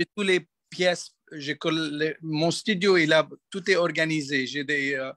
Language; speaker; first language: French; non-native, local second language; Arabic